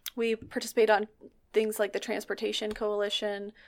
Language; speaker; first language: English; native; English